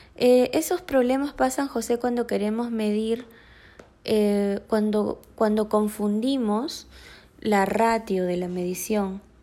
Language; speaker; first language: Spanish; native; Spanish